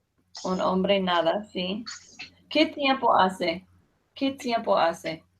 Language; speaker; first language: Spanish; non-native, fluent; English